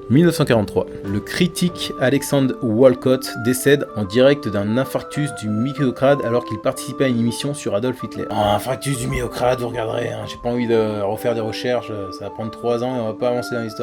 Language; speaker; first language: French; native; French